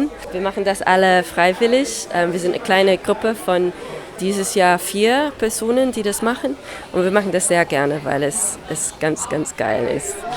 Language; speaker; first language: German; non-native, fluent; English